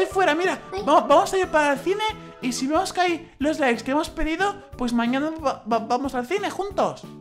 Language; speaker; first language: Spanish; native; Spanish